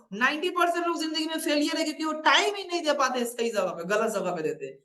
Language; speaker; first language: Hindi; non-native, local second language; Bangla